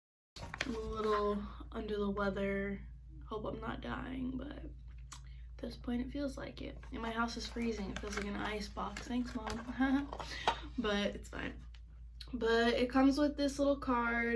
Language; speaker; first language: English; native; English